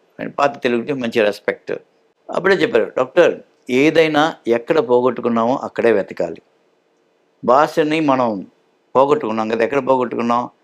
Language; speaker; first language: Telugu; early bilingual, heritage; Telugu